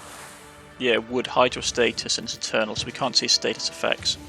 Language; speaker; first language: English; native; English